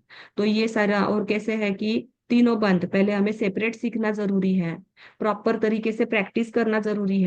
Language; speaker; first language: Hindi; native; Hindi